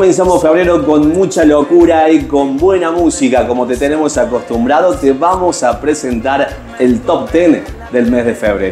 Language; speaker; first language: Spanish; native; Spanish